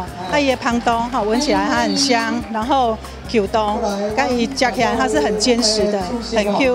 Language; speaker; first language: Chinese; non-native, local second language; Min Nan Chinese